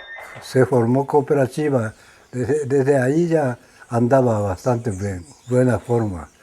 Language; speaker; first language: Spanish; non-native, learner; Japanese